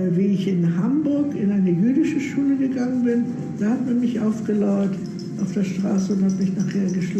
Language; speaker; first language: German; native; German